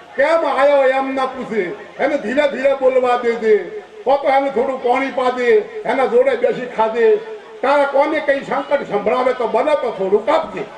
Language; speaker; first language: Gujarati; native; Gujarati